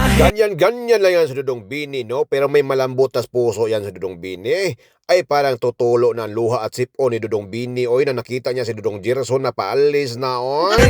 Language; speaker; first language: Filipino; non-native, local second language; Cebuano